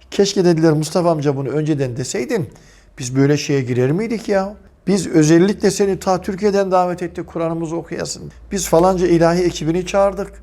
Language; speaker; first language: Turkish; native; Turkish